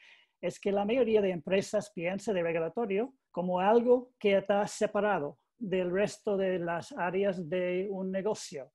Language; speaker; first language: Spanish; non-native, learner; English